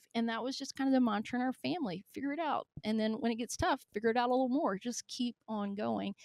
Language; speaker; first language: English; native; English